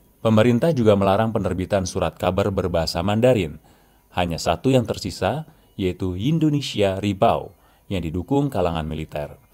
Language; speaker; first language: Indonesian; native; Indonesian